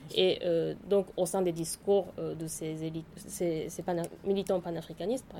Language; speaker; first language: French; non-native, fluent; Japanese